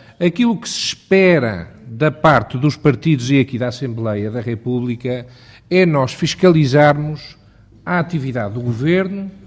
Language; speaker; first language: Portuguese; native; Portuguese